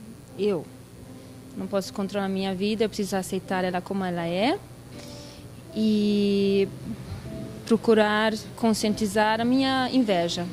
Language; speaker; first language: Portuguese; non-native, fluent; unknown